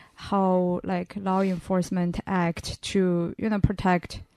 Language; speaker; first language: English; non-native, fluent; Chinese